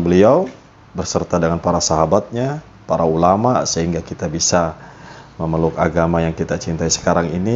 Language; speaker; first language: Indonesian; native; Indonesian